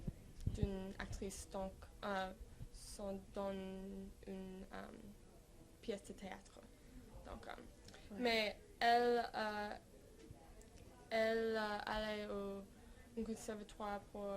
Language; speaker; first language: French; non-native, learner; English